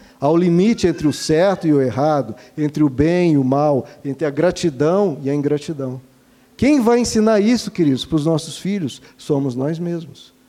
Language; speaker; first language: Portuguese; native; Portuguese